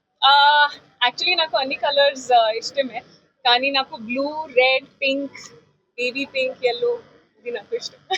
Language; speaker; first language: Telugu; non-native, fluent; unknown